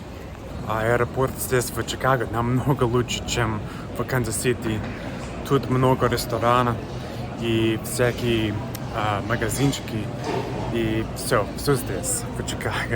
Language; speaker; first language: Russian; non-native, learner; English